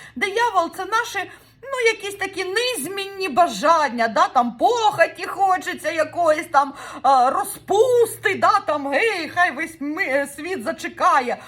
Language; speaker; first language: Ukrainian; non-native, local second language; Russian